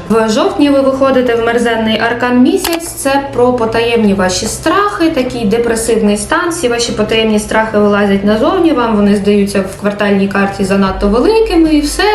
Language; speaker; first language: Ukrainian; non-native, local second language; Russian